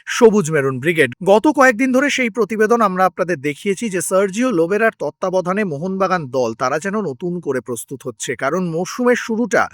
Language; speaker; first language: Bangla; native; Bangla